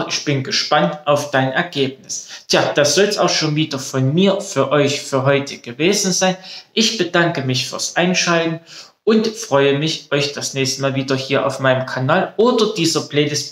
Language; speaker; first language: German; native; German